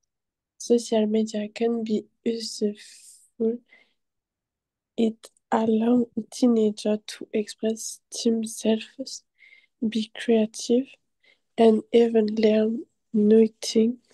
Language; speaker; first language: English; non-native, learner; French